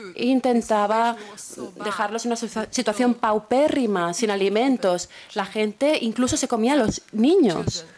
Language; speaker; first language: Spanish; non-native, fluent; Polish